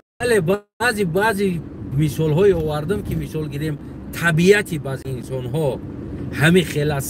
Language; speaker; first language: Tajik; non-native, local second language; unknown